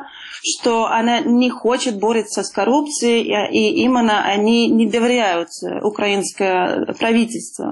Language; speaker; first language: Russian; non-native, fluent; Dutch